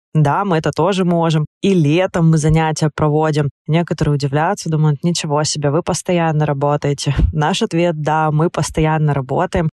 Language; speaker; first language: Russian; native; Russian